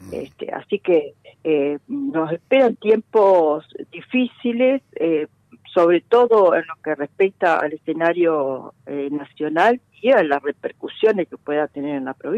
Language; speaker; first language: Spanish; native; Spanish